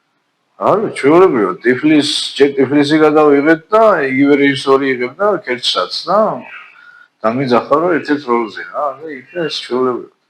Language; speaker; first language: Georgian; native; Georgian